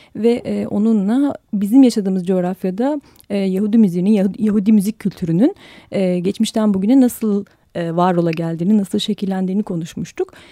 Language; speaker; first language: Turkish; native; Turkish